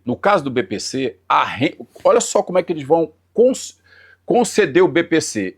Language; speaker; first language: Portuguese; native; Portuguese